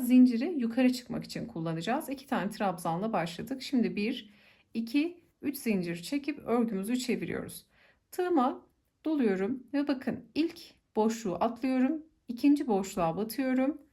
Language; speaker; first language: Turkish; native; Turkish